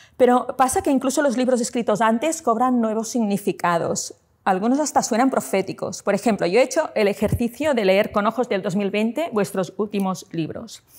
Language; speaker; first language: Spanish; non-native, local second language; Catalan